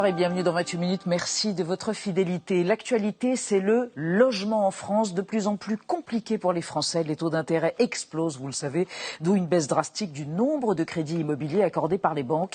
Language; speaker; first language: French; native; French